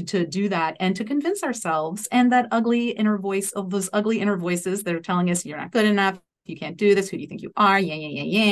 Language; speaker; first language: English; native; English